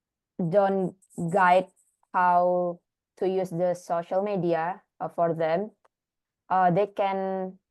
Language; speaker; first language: English; non-native, learner; Indonesian